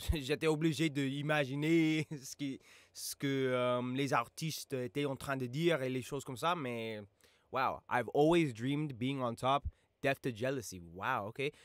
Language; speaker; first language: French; non-native, fluent; English